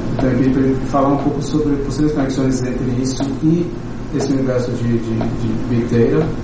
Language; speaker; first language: Portuguese; native; Portuguese